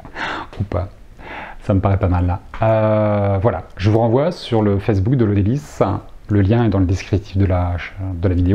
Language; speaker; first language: French; native; French